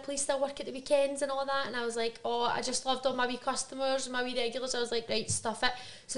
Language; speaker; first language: English; native; English